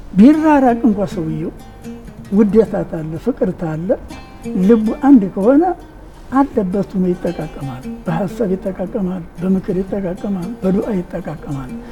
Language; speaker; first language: Amharic; native; Amharic